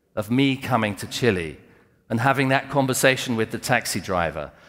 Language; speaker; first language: English; native; English